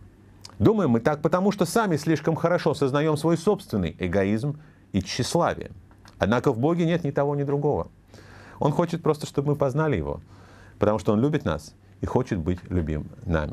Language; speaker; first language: Russian; native; Russian